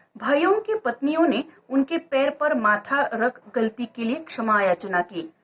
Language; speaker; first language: Hindi; non-native, local second language; Marathi